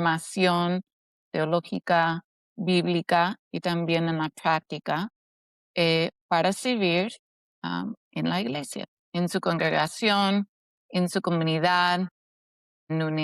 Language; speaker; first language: Spanish; non-native, fluent; English